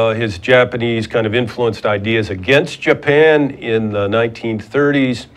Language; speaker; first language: English; native; English